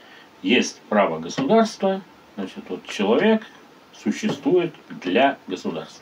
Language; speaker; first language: Russian; native; Russian